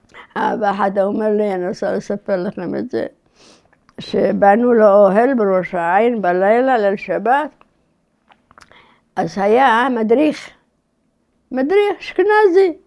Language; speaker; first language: Hebrew; early bilingual, other home language; Arabic